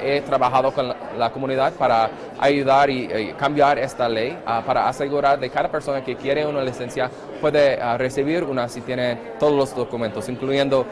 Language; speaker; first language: Spanish; early bilingual, other home language; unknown